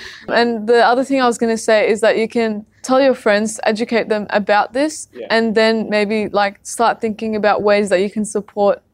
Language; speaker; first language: English; early bilingual, other home language; Arabic